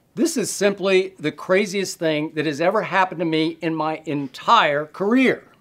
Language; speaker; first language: English; native; English